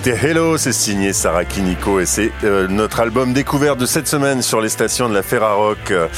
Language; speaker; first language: French; native; French